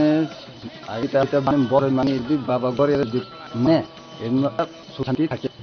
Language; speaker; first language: Bangla; non-native, local second language; Kok Borok